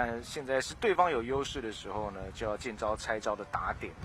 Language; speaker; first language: Chinese; native; Chinese